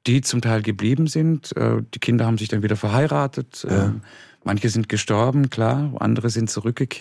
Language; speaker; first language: German; native; German